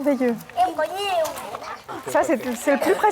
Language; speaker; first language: French; non-native, fluent; Vietnamese